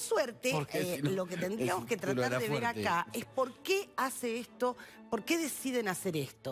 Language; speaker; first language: Spanish; native; Spanish